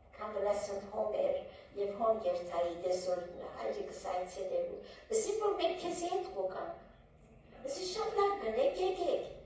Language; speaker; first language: Armenian; early bilingual, heritage; Armenian